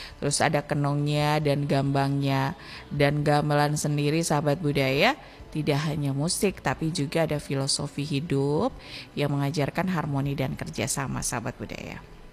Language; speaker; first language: Indonesian; native; Indonesian